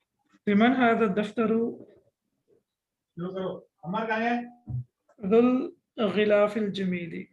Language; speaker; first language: Arabic; non-native, fluent; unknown